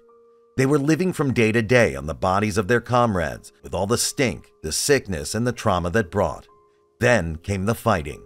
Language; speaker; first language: English; native; English